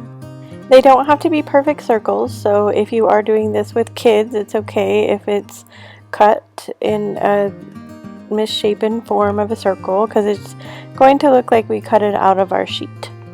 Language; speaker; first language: English; native; English